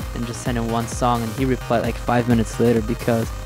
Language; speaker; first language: English; non-native, fluent; German